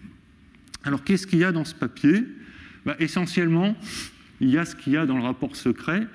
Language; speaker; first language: French; native; French